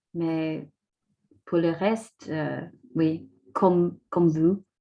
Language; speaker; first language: French; non-native, learner; English